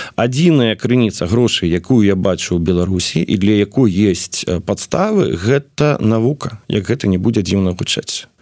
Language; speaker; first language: Belarusian; non-native, local second language; Russian